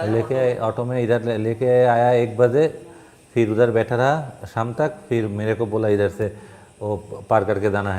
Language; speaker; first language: Hindi; non-native, local second language; Bangla